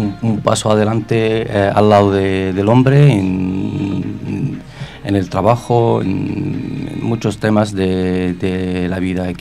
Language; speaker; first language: Spanish; non-native, fluent; Arabic